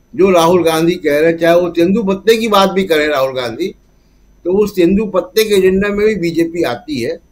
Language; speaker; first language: Hindi; native; Hindi